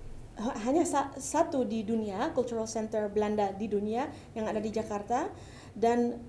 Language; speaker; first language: Indonesian; early bilingual, heritage; Dutch